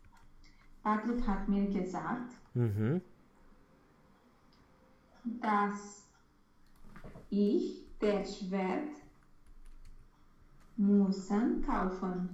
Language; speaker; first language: German; non-native, learner; Romanian